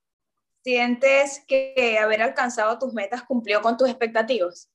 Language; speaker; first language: Spanish; native; Spanish